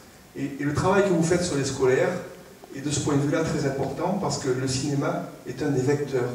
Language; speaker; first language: French; native; French